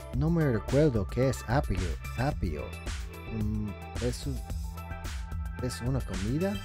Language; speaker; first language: Spanish; non-native, learner; English